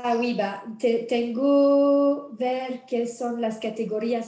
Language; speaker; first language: Spanish; non-native, fluent; French